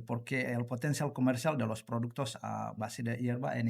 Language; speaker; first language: Spanish; non-native, learner; Indonesian